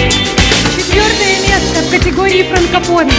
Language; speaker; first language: Russian; native; Russian